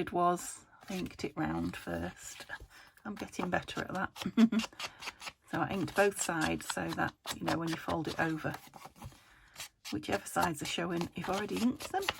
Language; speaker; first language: English; native; English